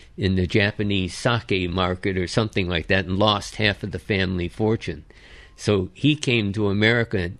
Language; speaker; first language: English; early bilingual, other home language; Japanese